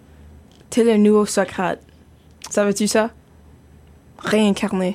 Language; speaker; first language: French; non-native, local second language; English